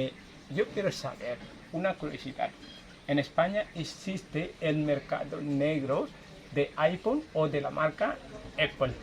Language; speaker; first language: Spanish; non-native, fluent; Indonesian